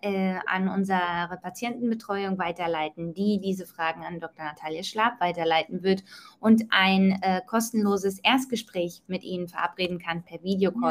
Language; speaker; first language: German; native; German